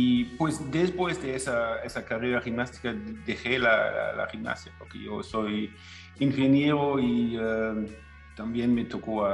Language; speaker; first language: Spanish; non-native, fluent; German